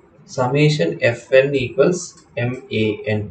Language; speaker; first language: English; non-native, local second language; Tamil